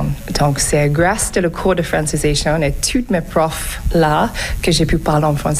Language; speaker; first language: French; non-native, learner; English